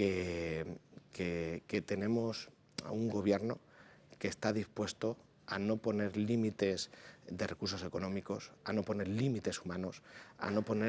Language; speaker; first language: Spanish; native; Spanish